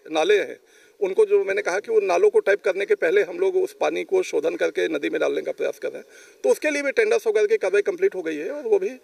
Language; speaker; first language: Hindi; native; Hindi